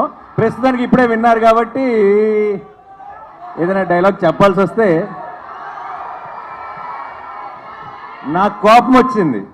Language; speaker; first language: Telugu; native; Telugu